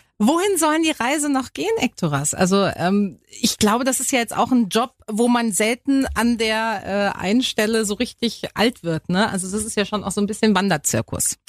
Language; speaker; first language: German; native; German